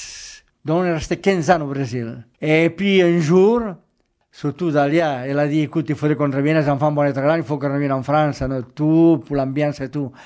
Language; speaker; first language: French; non-native, fluent; Catalan